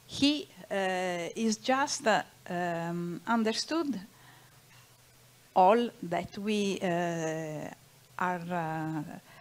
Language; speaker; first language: English; non-native, learner; Italian